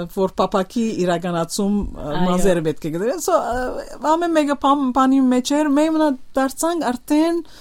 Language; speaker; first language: Armenian; early bilingual, heritage; Armenian